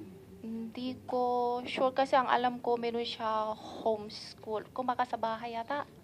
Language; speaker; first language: Filipino; non-native, learner; Chinese